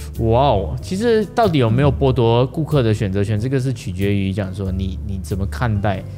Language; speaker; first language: Chinese; native; Chinese